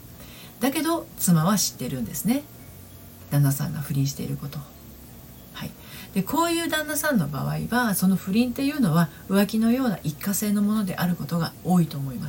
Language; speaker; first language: Japanese; native; Japanese